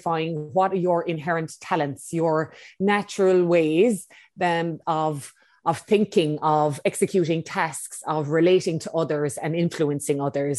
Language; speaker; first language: English; native; English